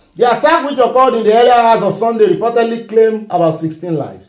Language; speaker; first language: English; non-native, local second language; Yoruba